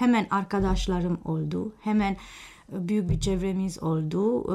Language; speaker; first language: Turkish; non-native, fluent; Romanian